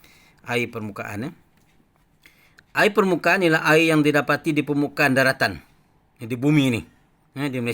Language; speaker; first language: Malay; native; Malay